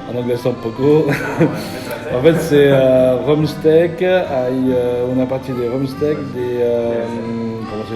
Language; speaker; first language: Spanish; non-native, learner; French